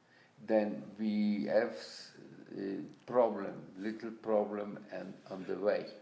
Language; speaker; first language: English; non-native, learner; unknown